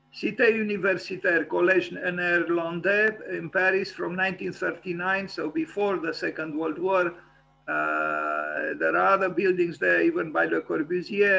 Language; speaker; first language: English; non-native, fluent; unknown